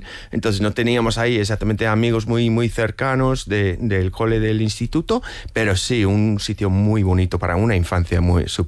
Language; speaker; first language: Spanish; non-native, fluent; English